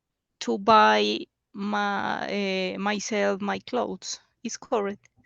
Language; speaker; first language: English; non-native, learner; Spanish